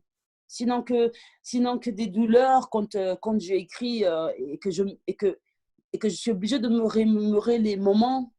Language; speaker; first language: French; early bilingual, other home language; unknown